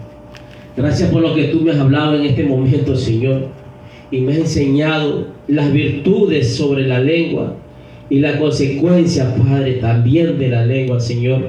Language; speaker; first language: Spanish; native; Spanish